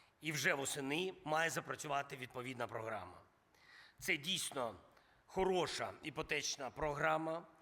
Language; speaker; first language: Ukrainian; non-native, local second language; Russian